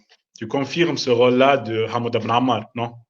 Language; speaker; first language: French; non-native, local second language; Arabic